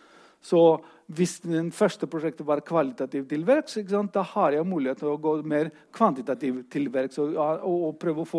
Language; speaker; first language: Norwegian; non-native, fluent; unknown